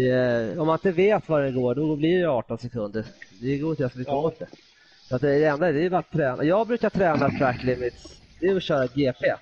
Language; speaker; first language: Swedish; native; Swedish